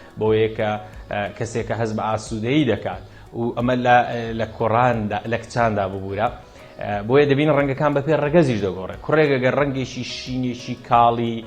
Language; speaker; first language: Central Kurdish; native; Central Kurdish